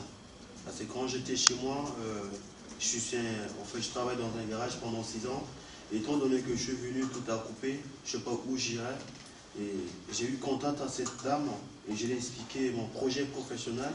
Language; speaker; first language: French; non-native, fluent; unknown